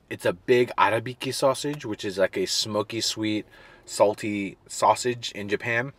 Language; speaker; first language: English; native; English